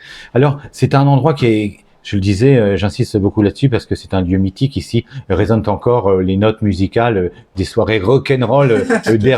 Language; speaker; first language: French; native; French